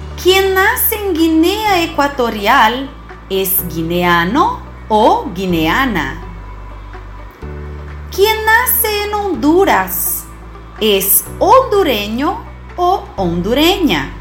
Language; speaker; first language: Spanish; non-native, fluent; Portuguese